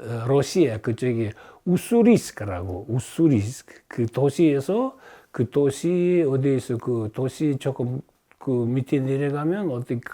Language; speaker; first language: Korean; early bilingual, heritage; Russian